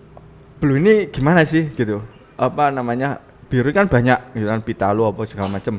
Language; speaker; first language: Indonesian; non-native, local second language; Javanese